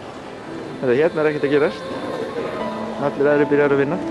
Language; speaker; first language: Icelandic; native; Icelandic